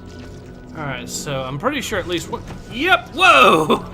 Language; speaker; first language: English; native; English